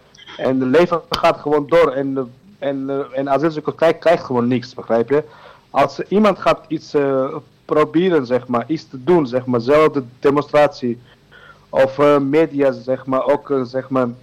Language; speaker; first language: Dutch; non-native, learner; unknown